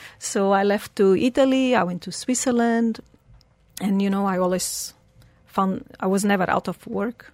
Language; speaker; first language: English; non-native, fluent; Portuguese